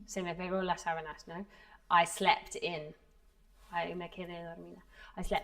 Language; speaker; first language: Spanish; non-native, fluent; English